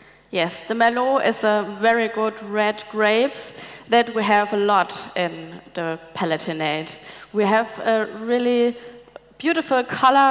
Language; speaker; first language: English; non-native, fluent; German